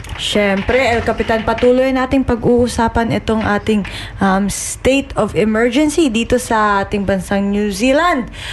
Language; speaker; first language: Filipino; native; Filipino